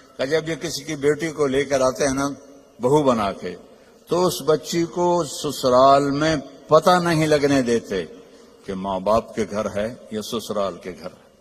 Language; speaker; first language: Urdu; non-native, local second language; Punjabi